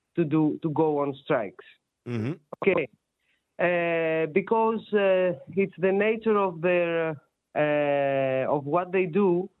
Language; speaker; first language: English; non-native, fluent; Greek